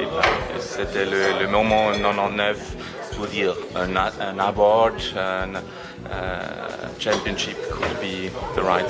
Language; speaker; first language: French; non-native, learner; German